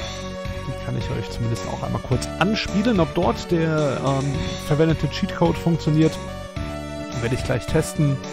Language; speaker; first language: German; native; German